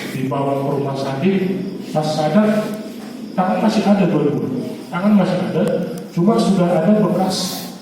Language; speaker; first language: Indonesian; non-native, local second language; Batak Toba